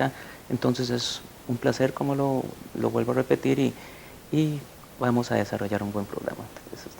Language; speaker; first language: Spanish; native; Spanish